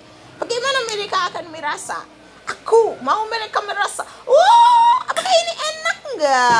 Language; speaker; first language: Indonesian; non-native, fluent; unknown